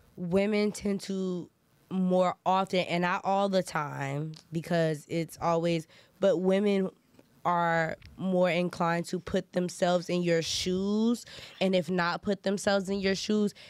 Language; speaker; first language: English; native; English